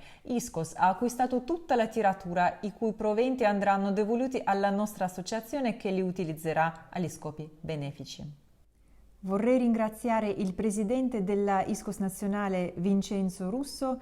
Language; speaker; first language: Italian; non-native, fluent; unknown